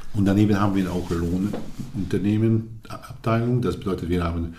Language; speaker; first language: German; non-native, learner; Hungarian